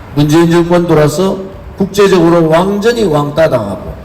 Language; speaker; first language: Korean; native; Korean